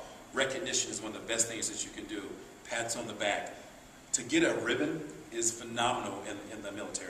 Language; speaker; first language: English; native; English